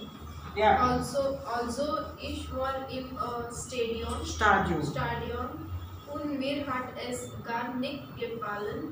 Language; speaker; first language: German; non-native, learner; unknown